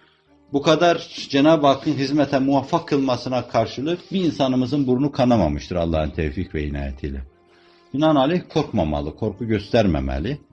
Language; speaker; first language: Turkish; native; Turkish